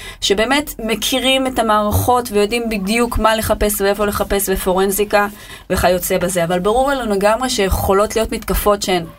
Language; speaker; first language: Hebrew; native; Hebrew